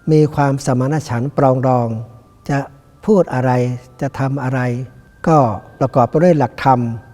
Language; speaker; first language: Thai; native; Thai